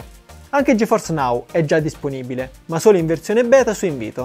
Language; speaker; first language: Italian; native; Italian